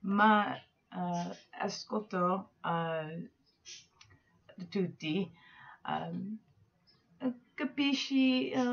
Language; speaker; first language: Italian; non-native, learner; English